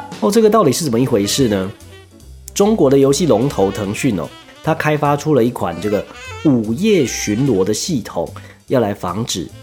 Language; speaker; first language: Chinese; native; Chinese